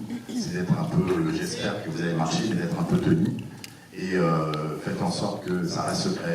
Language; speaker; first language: French; native; French